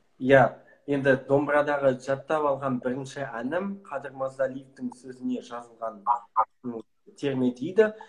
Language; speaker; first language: Kazakh; non-native, local second language; Russian